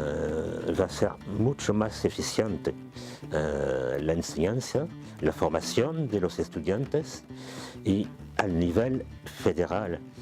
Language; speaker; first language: Spanish; non-native, fluent; French